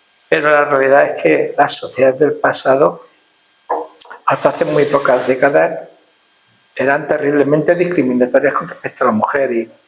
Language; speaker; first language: Spanish; native; Spanish